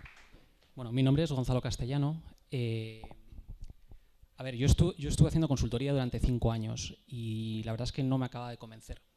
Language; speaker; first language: Spanish; native; Spanish